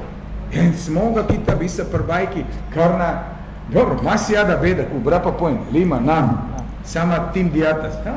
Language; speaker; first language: Indonesian; non-native, fluent; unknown